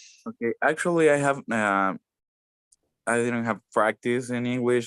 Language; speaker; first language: English; non-native, learner; Spanish